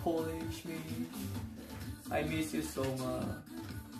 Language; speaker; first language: English; non-native, learner; Korean